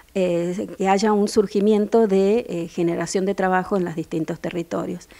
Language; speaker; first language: Spanish; native; Spanish